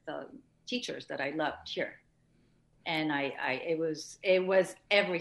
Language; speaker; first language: English; early bilingual, other home language; French